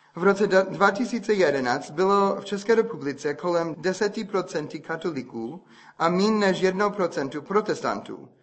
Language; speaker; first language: Czech; non-native, fluent; English